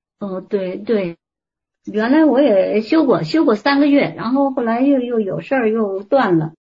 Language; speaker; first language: Chinese; native; Chinese